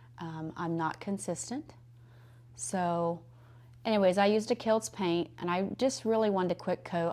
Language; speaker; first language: English; native; English